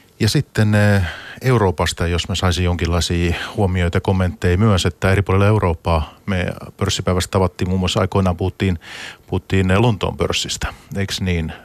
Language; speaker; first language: Finnish; native; Finnish